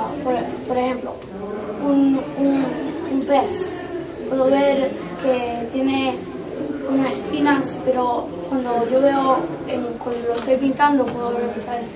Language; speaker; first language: Spanish; early bilingual, other home language; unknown